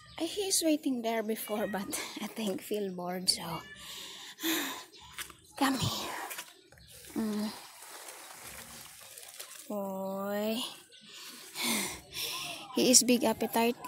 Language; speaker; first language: English; non-native, local second language; Filipino